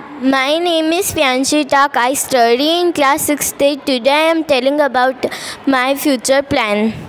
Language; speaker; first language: English; non-native, learner; Hindi